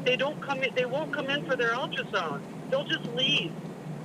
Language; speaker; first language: English; native; English